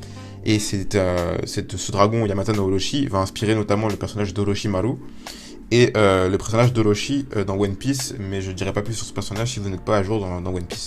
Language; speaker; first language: French; native; French